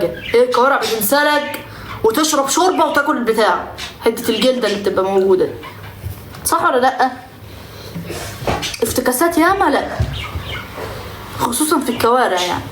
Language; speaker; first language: Arabic; native; Arabic